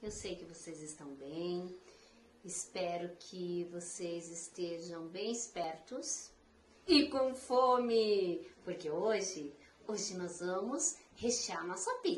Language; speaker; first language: Portuguese; native; Portuguese